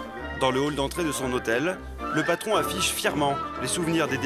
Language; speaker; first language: French; native; French